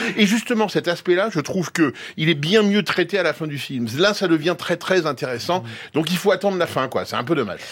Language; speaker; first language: French; native; French